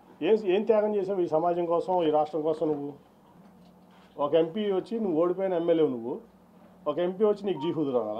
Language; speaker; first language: Telugu; native; Telugu